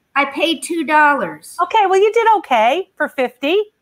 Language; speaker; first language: English; native; English